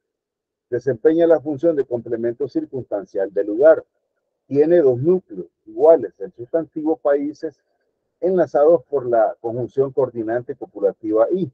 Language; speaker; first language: Spanish; native; Spanish